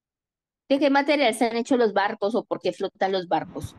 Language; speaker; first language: Spanish; native; Spanish